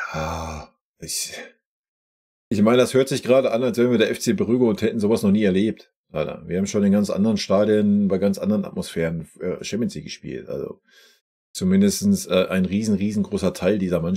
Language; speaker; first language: German; native; German